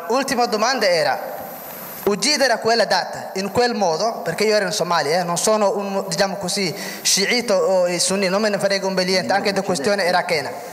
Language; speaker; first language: Italian; non-native, fluent; Somali